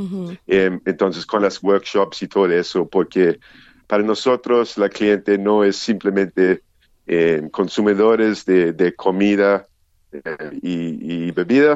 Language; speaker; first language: Spanish; non-native, learner; English